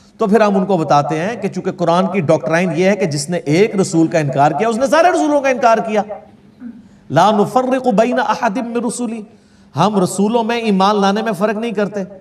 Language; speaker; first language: Urdu; non-native, local second language; Punjabi